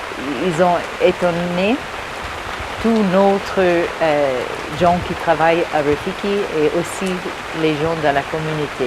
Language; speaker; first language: French; early bilingual, heritage; English